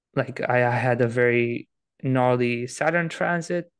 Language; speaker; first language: English; non-native, fluent; Romanian